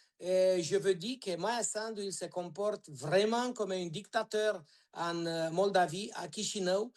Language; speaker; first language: French; non-native, learner; Romanian